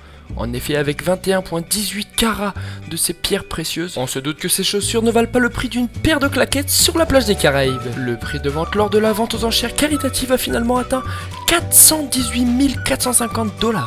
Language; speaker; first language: French; native; French